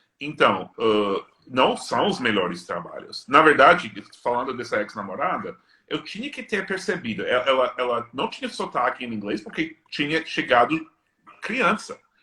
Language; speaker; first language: Portuguese; non-native, fluent; English